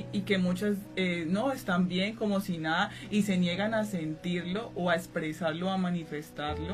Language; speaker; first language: Spanish; native; Spanish